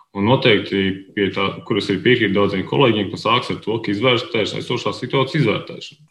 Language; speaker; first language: Latvian; native; Latvian